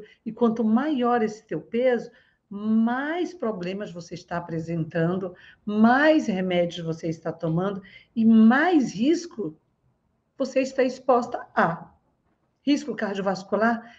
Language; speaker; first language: Portuguese; native; Portuguese